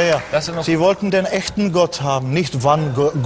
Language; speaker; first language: German; non-native, fluent; Czech